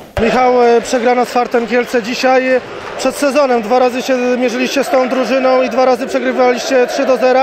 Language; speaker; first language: Polish; native; Polish